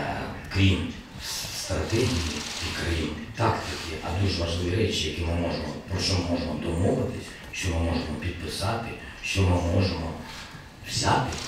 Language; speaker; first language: Ukrainian; non-native, local second language; Russian